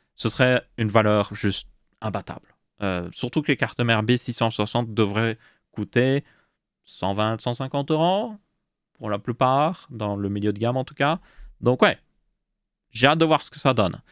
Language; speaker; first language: French; native; French